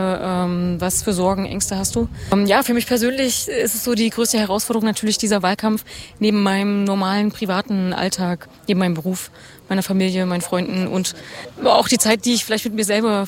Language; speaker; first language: German; native; German